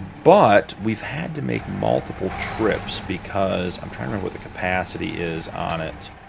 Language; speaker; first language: English; native; English